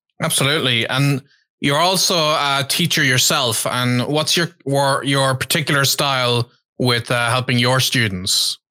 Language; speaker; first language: English; native; English